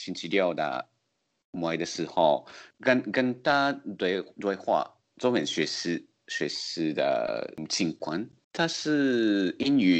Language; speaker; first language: Chinese; non-native, learner; Japanese